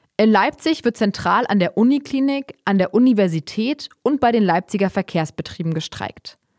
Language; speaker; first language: German; native; German